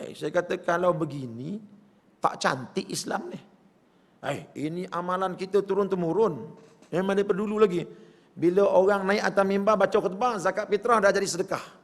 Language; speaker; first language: Malay; native; Malay